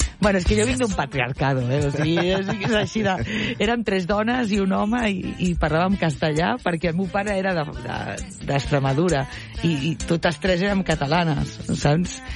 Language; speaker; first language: Catalan; non-native, local second language; Spanish